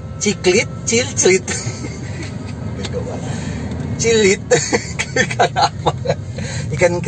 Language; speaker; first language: Indonesian; native; Indonesian